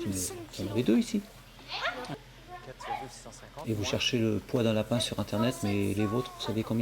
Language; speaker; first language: French; native; French